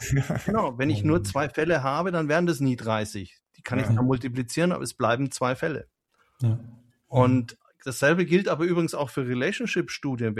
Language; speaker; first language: German; native; German